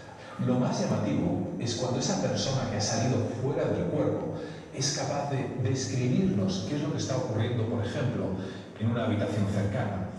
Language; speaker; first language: Spanish; native; Spanish